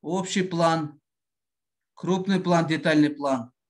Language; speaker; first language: Russian; non-native, local second language; Kazakh